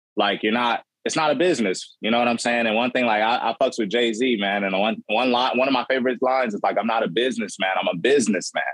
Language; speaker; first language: English; native; English